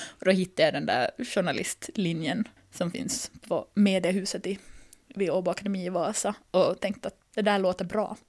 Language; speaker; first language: Swedish; native; Swedish